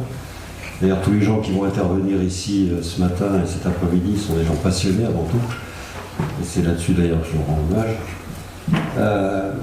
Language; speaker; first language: French; native; French